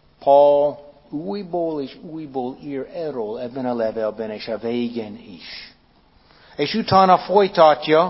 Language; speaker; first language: Hungarian; non-native, fluent; English